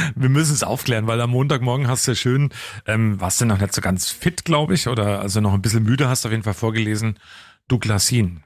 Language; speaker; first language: German; native; German